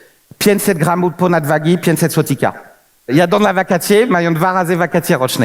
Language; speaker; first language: Polish; non-native, fluent; French